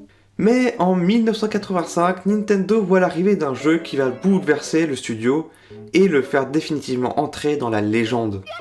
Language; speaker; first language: French; native; French